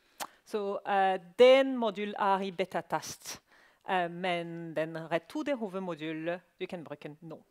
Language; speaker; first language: Norwegian; non-native, learner; French